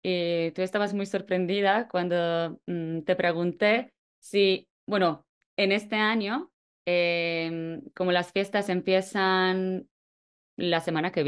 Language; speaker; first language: Spanish; non-native, fluent; Polish